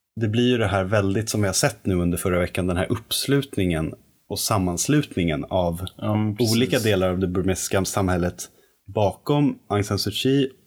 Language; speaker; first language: Swedish; native; Swedish